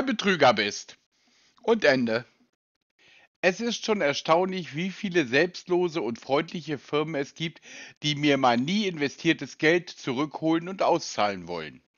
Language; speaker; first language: German; native; German